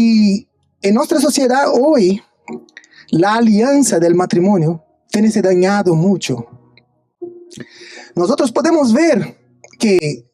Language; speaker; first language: Spanish; non-native, fluent; Portuguese